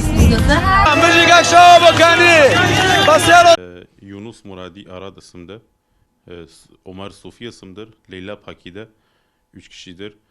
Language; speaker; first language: Turkish; non-native, learner; Persian